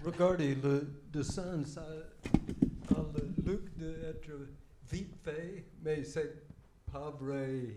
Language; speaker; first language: French; non-native, fluent; English